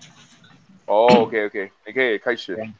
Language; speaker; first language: Chinese; native; Chinese